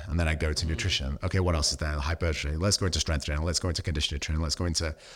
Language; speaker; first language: English; native; English